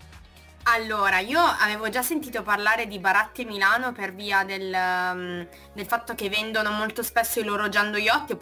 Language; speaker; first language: Italian; native; Italian